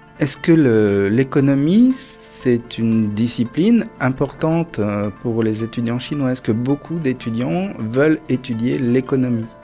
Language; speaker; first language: French; native; French